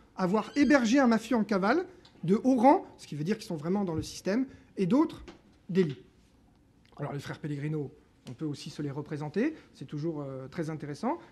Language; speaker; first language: French; native; French